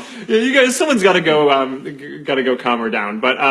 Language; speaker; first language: English; native; English